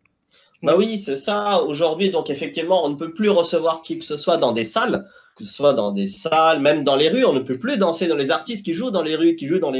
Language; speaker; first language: French; native; French